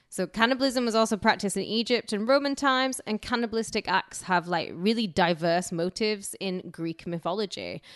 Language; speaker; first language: English; native; English